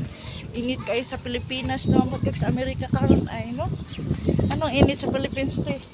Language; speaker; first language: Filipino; non-native, local second language; Cebuano